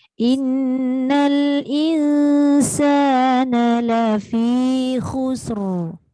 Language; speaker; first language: Malay; native; Malay